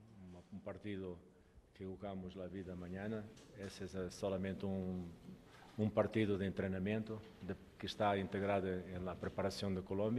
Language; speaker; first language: Spanish; non-native, local second language; Portuguese